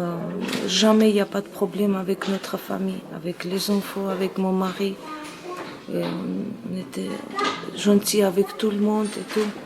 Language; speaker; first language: French; non-native, learner; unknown